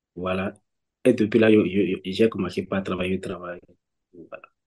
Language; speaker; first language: French; non-native, local second language; Fon